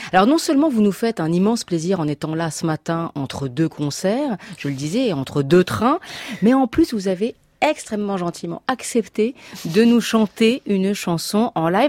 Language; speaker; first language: French; native; French